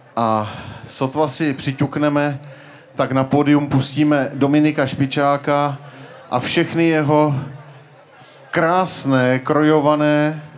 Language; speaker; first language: Czech; native; Czech